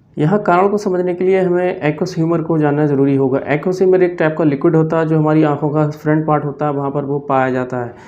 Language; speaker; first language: Hindi; native; Hindi